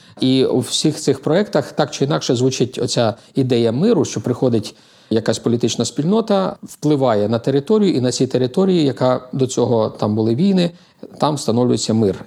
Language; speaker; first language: Ukrainian; native; Ukrainian